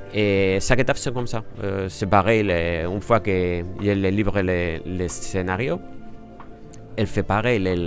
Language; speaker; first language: French; non-native, fluent; Spanish